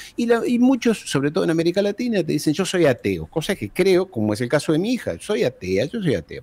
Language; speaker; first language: Spanish; early bilingual, heritage; Spanish